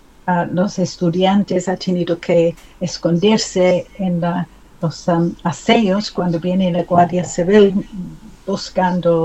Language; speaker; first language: Spanish; non-native, learner; English